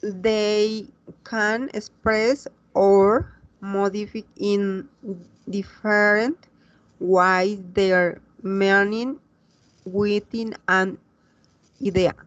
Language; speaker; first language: English; non-native, learner; Spanish